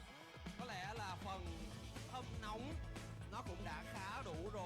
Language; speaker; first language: Vietnamese; native; Vietnamese